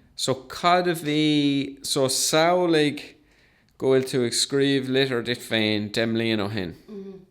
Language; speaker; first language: Irish; non-native, local second language; English